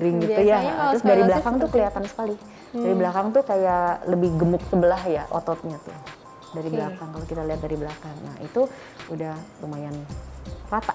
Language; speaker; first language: Indonesian; native; Indonesian